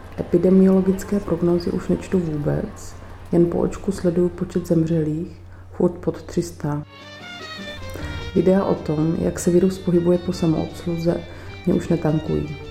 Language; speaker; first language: Czech; native; Czech